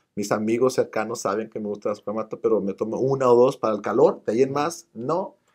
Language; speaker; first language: Spanish; early bilingual, other home language; English